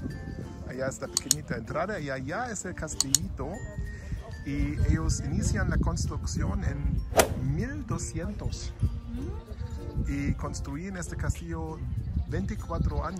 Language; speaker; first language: Spanish; non-native, learner; German